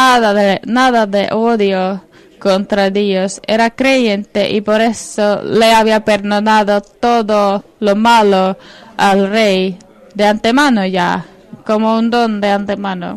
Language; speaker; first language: Spanish; non-native, fluent; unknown